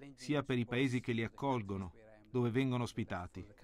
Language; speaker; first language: Italian; non-native, fluent; Amharic